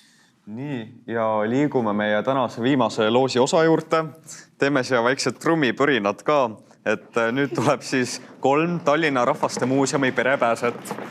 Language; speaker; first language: Estonian; native; Estonian